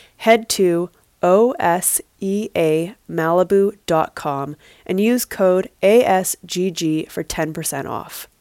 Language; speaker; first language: English; native; English